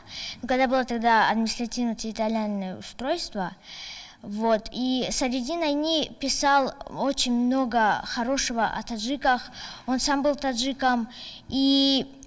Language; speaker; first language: Russian; non-native, local second language; Tajik